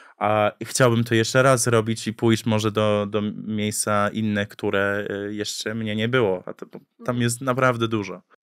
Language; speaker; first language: Polish; early bilingual, heritage; English